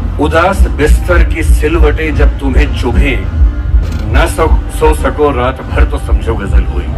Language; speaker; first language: Hindi; native; Hindi